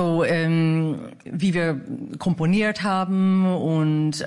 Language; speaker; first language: German; non-native, fluent; English